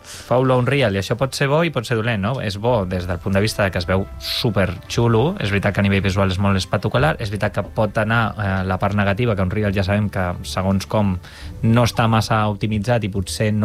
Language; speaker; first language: Catalan; native; Catalan